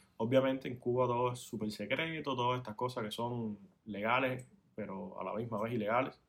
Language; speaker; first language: Spanish; native; Spanish